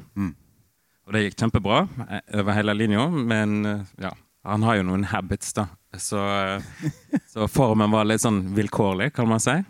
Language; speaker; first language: Norwegian; native; Norwegian